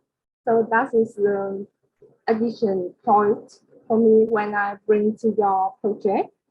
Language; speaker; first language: English; non-native, learner; Vietnamese